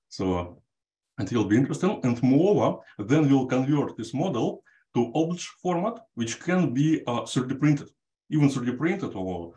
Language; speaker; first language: English; non-native, fluent; Russian